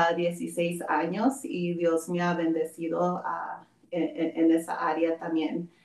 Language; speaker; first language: Spanish; early bilingual, heritage; Spanish